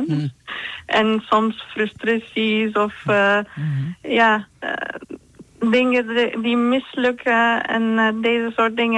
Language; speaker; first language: Dutch; non-native, fluent; Turkish